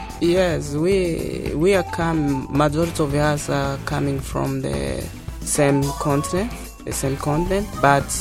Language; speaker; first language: English; non-native, local second language; Portuguese